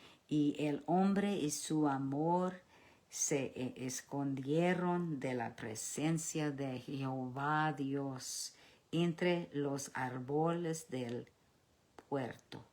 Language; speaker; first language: Spanish; early bilingual, heritage; Spanish